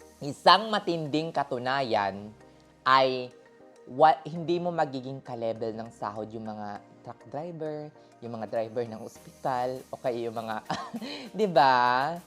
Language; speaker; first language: Filipino; native; Filipino